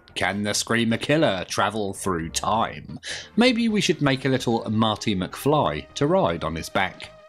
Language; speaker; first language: English; native; English